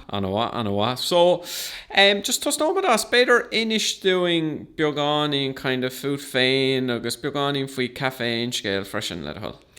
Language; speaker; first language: Irish; non-native, local second language; English